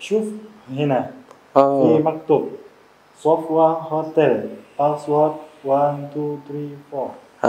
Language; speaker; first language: Arabic; non-native, learner; Indonesian